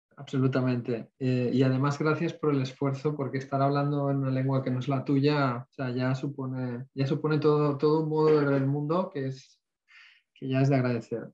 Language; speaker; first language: Spanish; native; Spanish